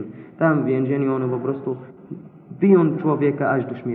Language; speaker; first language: Polish; non-native, learner; Arabic